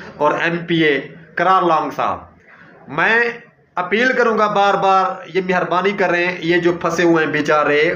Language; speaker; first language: Urdu; non-native, local second language; Saraiki